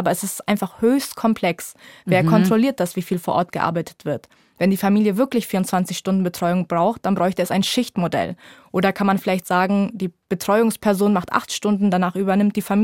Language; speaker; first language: German; native; German